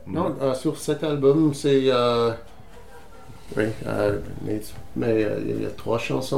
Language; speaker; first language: French; non-native, learner; English